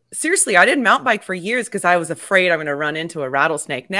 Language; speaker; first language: English; native; English